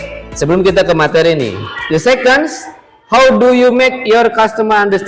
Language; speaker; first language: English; non-native, learner; Indonesian